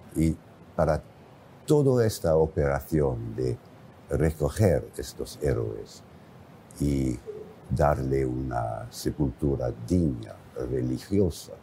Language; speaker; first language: Spanish; non-native, fluent; English